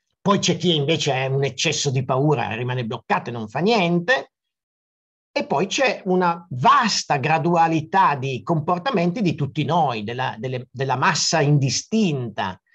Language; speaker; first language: Italian; native; Italian